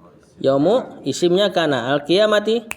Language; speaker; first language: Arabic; non-native, fluent; Indonesian